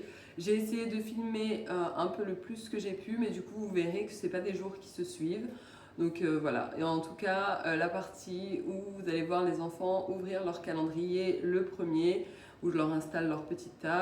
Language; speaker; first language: French; native; French